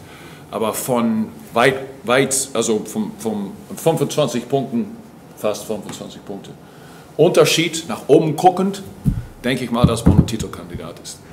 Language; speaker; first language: German; non-native, fluent; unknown